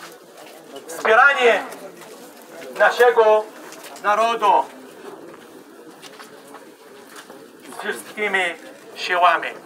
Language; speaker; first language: Polish; non-native, fluent; Arabic